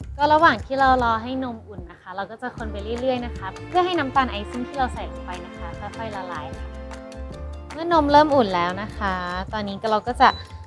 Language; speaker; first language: Thai; native; Thai